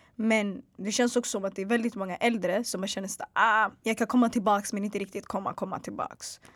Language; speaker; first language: Swedish; early bilingual, other home language; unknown